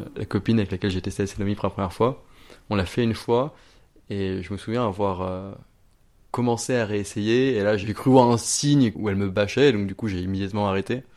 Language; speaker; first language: French; native; French